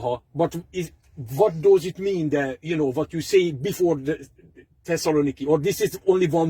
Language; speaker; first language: English; non-native, fluent; Hungarian